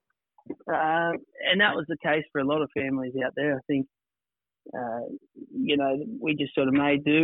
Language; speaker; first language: English; native; English